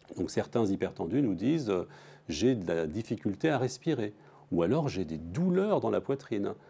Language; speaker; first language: French; native; French